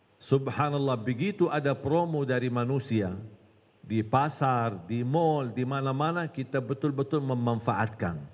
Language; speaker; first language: Indonesian; non-native, fluent; Arabic